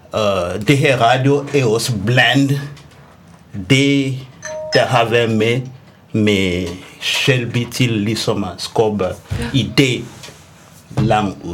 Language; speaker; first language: Danish; non-native, fluent; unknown